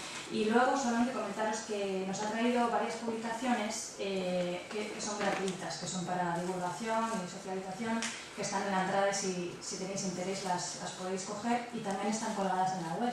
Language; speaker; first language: Spanish; non-native, local second language; Basque